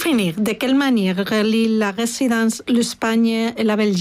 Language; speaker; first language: French; non-native, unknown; Spanish